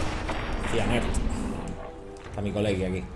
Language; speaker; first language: Spanish; native; Spanish